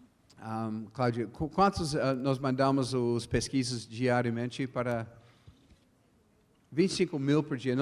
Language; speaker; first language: Portuguese; non-native, fluent; English